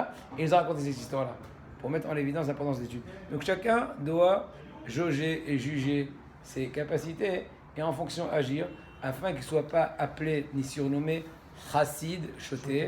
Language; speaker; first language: French; native; French